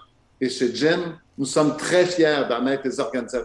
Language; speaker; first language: French; native; French